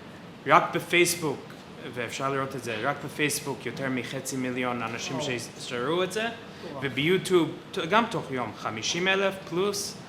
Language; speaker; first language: Hebrew; non-native, fluent; English